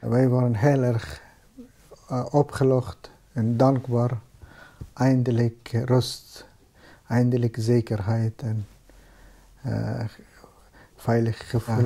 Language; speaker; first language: Dutch; non-native, fluent; Persian